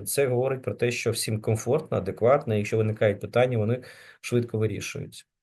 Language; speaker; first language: Ukrainian; native; Ukrainian